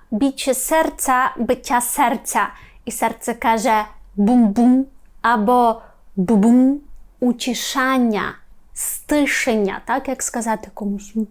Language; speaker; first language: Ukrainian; native; Ukrainian